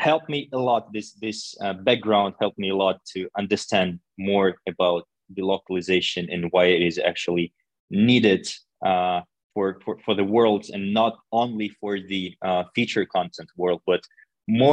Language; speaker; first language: English; non-native, fluent; Russian